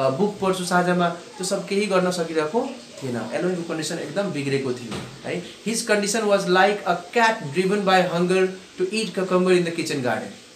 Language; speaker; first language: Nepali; non-native, local second language; Bhojpuri